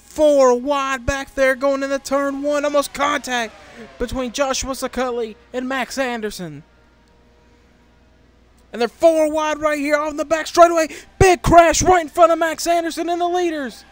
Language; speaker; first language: English; native; English